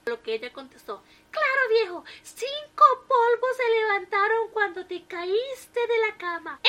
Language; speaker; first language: Spanish; native; Spanish